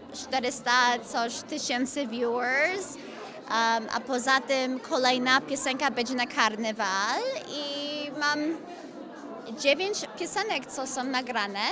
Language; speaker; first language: Polish; early bilingual, heritage; Polish